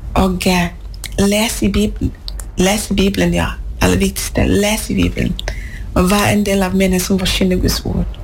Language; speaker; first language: Norwegian; non-native, fluent; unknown